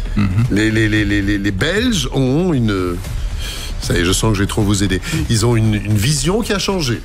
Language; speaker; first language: French; native; French